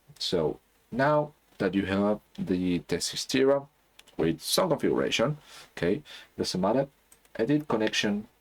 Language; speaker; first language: English; non-native, fluent; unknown